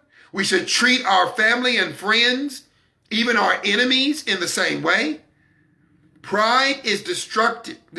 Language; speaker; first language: English; native; English